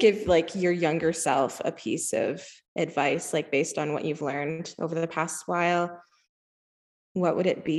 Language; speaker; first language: English; native; English